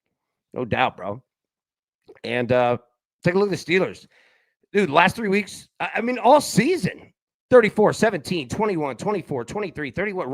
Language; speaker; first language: English; native; English